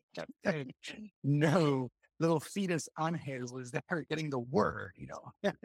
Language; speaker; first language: English; non-native, fluent; Spanish